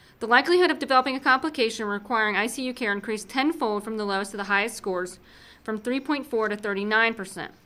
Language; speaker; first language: English; native; English